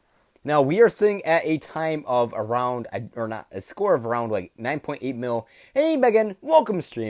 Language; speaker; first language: English; native; English